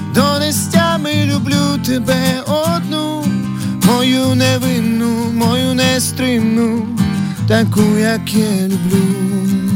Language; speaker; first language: Ukrainian; native; Ukrainian